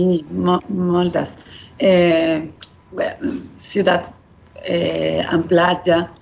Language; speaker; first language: Catalan; non-native, learner; Spanish